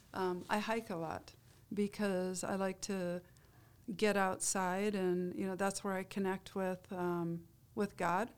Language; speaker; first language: English; native; English